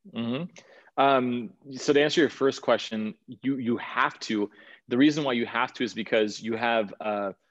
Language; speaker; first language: English; early bilingual, other home language; Danish